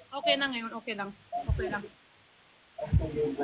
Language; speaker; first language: Filipino; non-native, learner; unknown